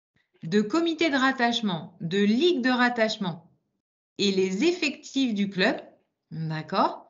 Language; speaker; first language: French; native; French